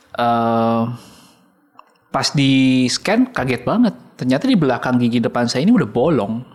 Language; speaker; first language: Indonesian; native; Indonesian